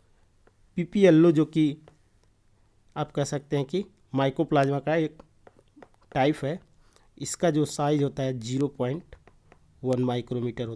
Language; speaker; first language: Hindi; native; Hindi